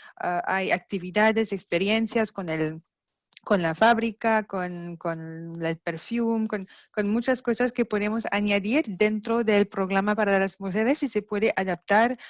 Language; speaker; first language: Spanish; non-native, fluent; French